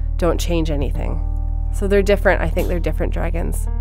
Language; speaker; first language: English; native; English